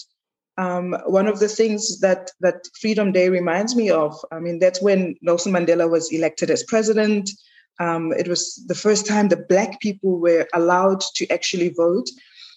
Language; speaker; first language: English; non-native, local second language; Zulu